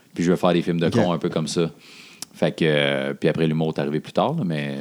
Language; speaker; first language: French; native; French